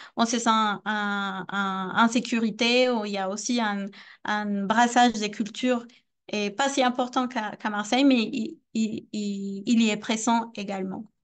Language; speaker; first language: French; non-native, fluent; Spanish